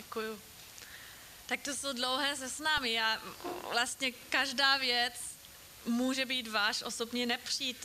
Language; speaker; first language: Czech; non-native, fluent; German